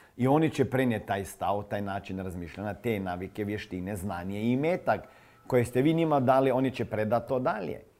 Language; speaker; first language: Croatian; non-native, fluent; Serbian